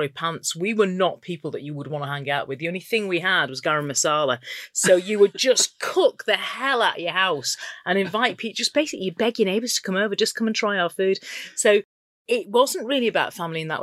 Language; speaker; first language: English; native; English